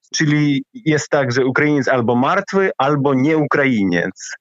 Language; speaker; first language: Polish; non-native, fluent; Ukrainian